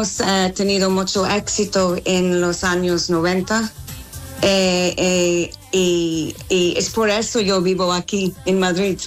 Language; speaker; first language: Spanish; non-native, fluent; English